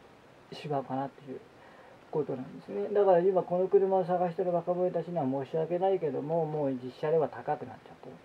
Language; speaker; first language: Japanese; native; Japanese